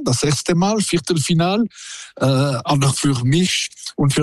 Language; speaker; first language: German; non-native, local second language; French